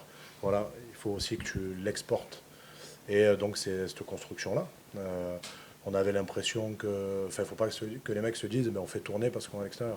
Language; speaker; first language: French; native; French